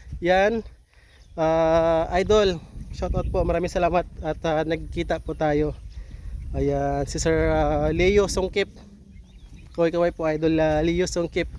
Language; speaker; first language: Filipino; non-native, local second language; Hiligaynon